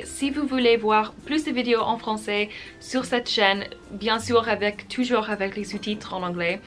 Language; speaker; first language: French; non-native, fluent; English